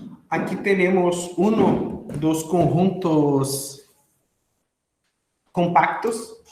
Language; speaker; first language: Spanish; non-native, fluent; Portuguese